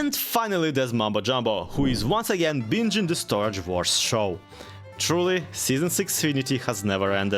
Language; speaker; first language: English; native; English